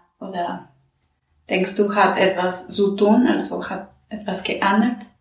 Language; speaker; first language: German; non-native, learner; Spanish